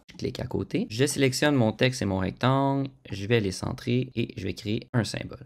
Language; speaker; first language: French; native; French